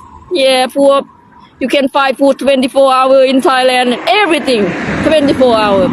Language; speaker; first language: English; non-native, learner; Thai